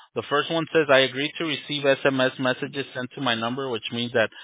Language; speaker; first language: English; early bilingual, other home language; Spanish